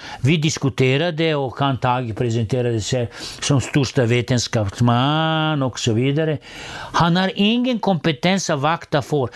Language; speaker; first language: Swedish; non-native, fluent; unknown